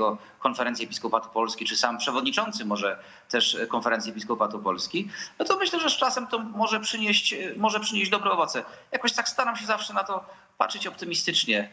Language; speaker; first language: Polish; native; Polish